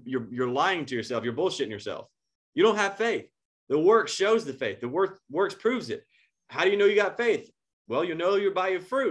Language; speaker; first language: English; native; English